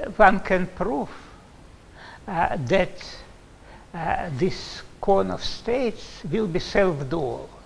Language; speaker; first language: English; non-native, fluent; Russian